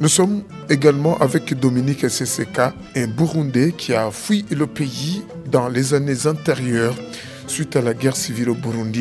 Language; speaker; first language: French; non-native, local second language; Rundi